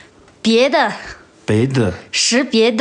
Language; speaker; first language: Chinese; non-native, local second language; Tibetan